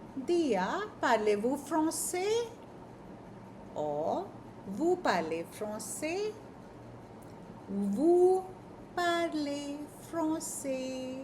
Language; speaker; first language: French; non-native, fluent; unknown